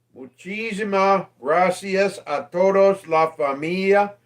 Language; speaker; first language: Spanish; non-native, learner; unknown